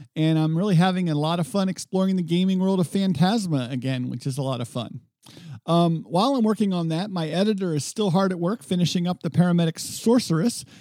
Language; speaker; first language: English; native; English